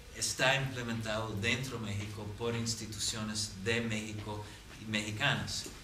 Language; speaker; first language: Spanish; non-native, fluent; English